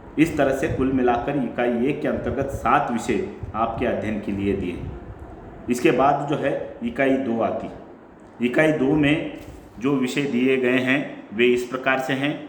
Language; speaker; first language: Hindi; non-native, local second language; Marathi